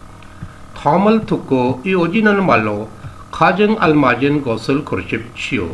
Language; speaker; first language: Korean; non-native, learner; Urdu